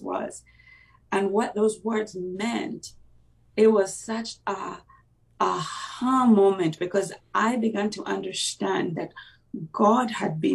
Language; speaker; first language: English; non-native, local second language; Ganda